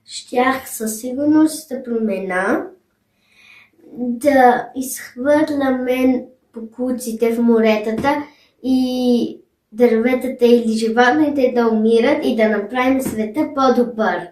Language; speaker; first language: Bulgarian; early bilingual, heritage; German